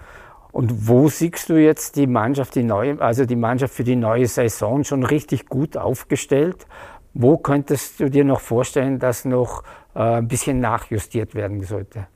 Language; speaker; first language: German; native; German